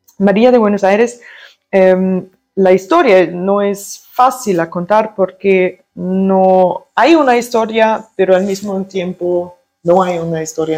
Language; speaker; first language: Spanish; early bilingual, heritage; German